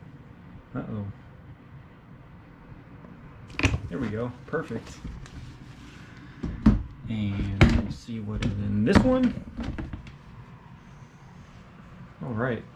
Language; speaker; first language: English; native; English